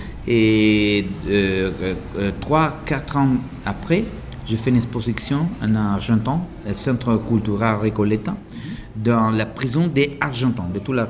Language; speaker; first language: French; non-native, learner; Italian